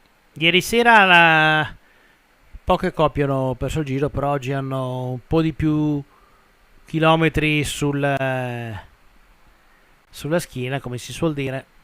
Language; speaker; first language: Italian; native; Italian